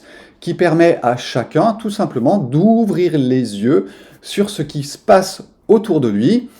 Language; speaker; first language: French; native; French